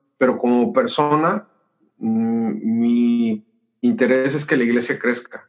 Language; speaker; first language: Spanish; native; Spanish